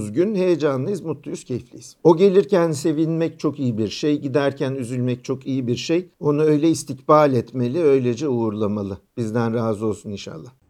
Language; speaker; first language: Turkish; native; Turkish